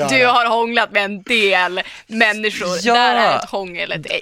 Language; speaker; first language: Swedish; native; Swedish